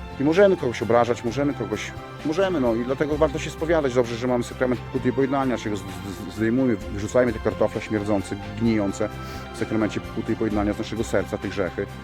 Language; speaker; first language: Polish; native; Polish